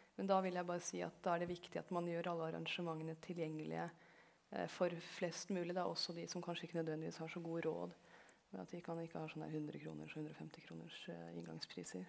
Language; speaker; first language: Norwegian; early bilingual, other home language; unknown